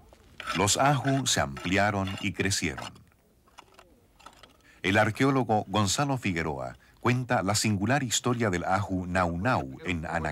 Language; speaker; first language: Spanish; native; Spanish